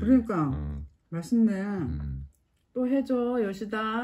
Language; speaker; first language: Korean; native; Korean